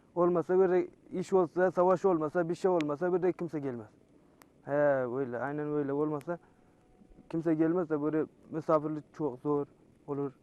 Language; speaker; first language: Turkish; non-native, learner; Persian